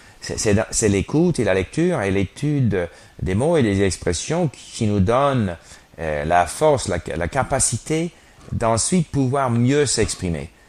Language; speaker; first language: French; non-native, fluent; English